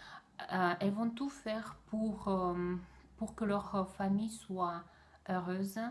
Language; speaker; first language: French; non-native, fluent; Russian